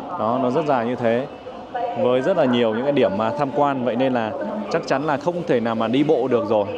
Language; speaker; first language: Vietnamese; native; Vietnamese